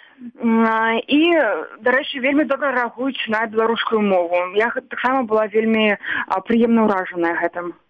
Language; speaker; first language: Belarusian; non-native, local second language; Russian